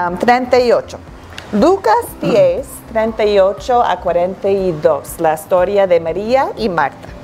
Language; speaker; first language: Spanish; non-native, fluent; English